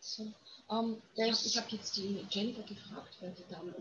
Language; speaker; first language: German; non-native, fluent; Polish